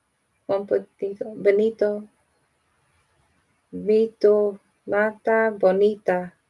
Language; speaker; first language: Spanish; non-native, learner; English